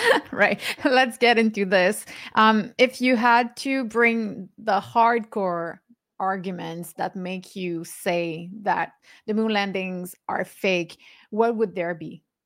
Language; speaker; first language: English; non-native, fluent; French